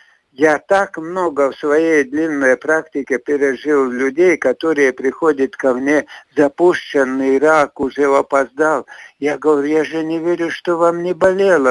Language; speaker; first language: Russian; non-native, fluent; Latvian